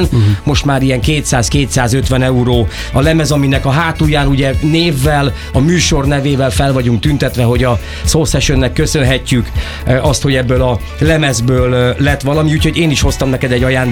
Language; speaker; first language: Hungarian; native; Hungarian